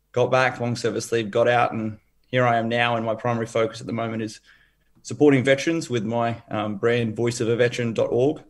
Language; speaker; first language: English; native; English